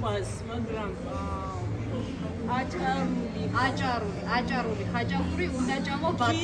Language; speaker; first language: Georgian; non-native, learner; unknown